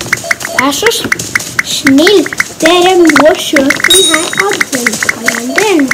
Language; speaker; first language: Norwegian; non-native, learner; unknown